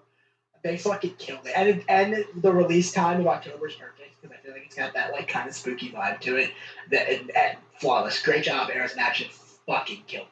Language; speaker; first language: English; native; English